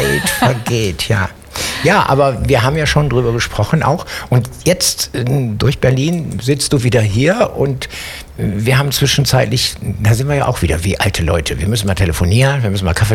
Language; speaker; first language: German; native; German